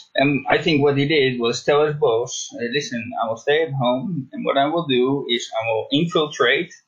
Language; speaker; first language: English; non-native, fluent; Dutch